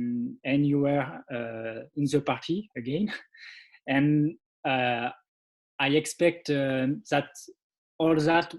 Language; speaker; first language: English; non-native, learner; French